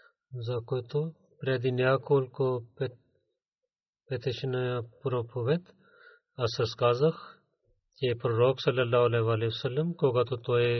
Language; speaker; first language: Bulgarian; non-native, learner; Urdu